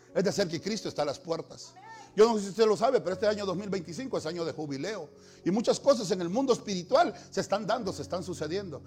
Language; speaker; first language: Spanish; native; Spanish